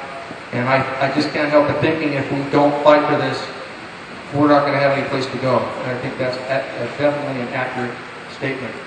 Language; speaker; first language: English; native; English